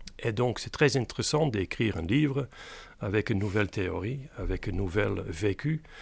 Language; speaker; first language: French; non-native, fluent; Dutch